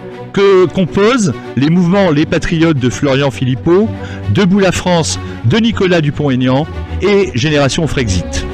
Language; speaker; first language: French; native; French